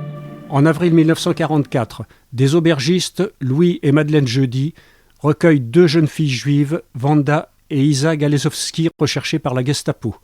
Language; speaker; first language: French; native; French